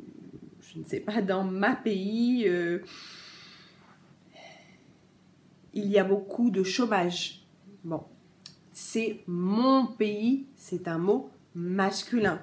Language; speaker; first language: French; native; French